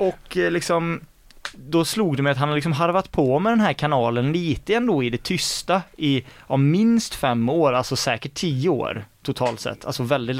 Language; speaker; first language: Swedish; native; Swedish